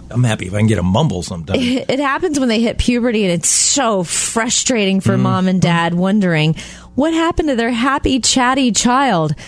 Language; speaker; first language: English; native; English